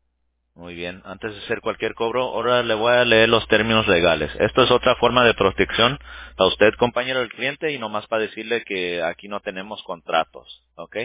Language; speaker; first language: Spanish; early bilingual, heritage; English